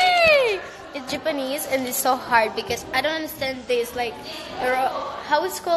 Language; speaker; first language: English; non-native, learner; Russian